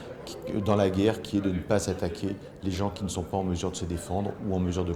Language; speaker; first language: French; native; French